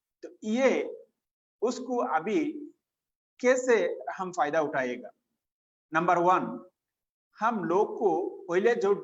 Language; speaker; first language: Hindi; non-native, fluent; Bangla